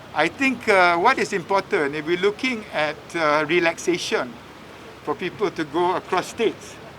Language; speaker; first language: English; non-native, local second language; Malay